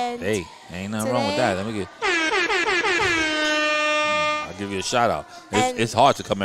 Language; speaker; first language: English; native; English